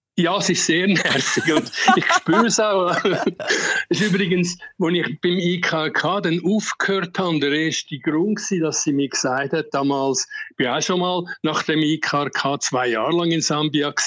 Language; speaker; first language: German; native; German